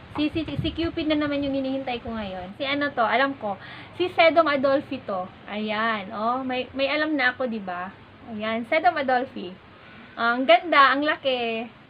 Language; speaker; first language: Filipino; non-native, local second language; Cebuano